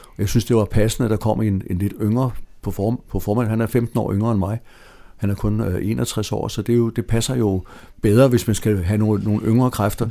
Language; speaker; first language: Danish; native; Danish